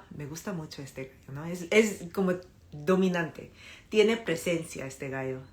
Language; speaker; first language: Spanish; non-native, fluent; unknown